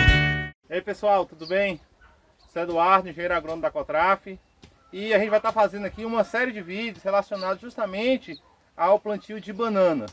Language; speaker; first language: Portuguese; native; Portuguese